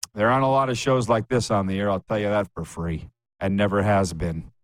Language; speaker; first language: English; native; English